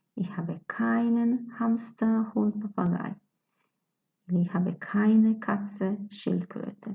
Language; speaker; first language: German; non-native, fluent; Croatian